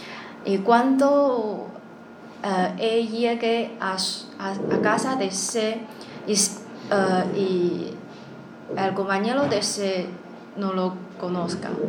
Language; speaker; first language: Spanish; non-native, learner; Chinese